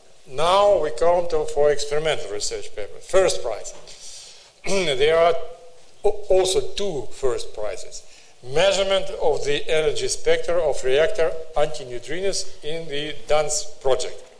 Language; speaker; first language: English; non-native, fluent; Russian